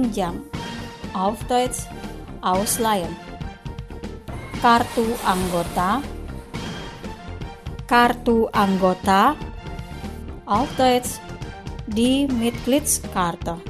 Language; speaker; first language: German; non-native, fluent; Indonesian